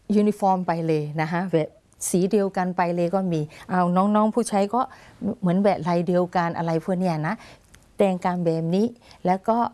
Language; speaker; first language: Thai; non-native, fluent; Burmese